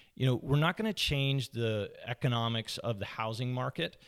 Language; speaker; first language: English; native; English